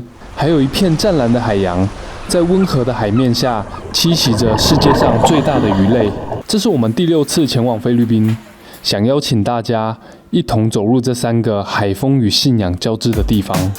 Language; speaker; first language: Chinese; native; Chinese